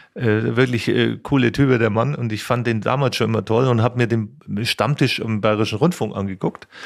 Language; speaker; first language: German; native; German